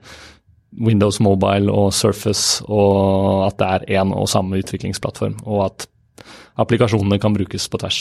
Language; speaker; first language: Norwegian; native; Norwegian